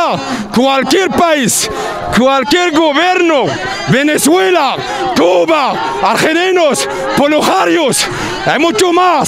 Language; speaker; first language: Spanish; non-native, learner; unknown